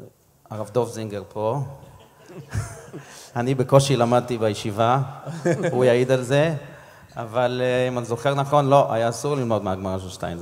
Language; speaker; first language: Hebrew; non-native, fluent; English